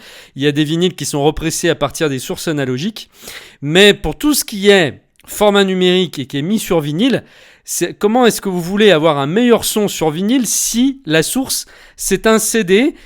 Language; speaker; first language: French; native; French